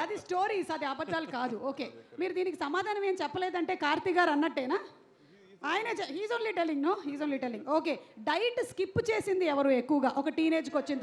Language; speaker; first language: Telugu; native; Telugu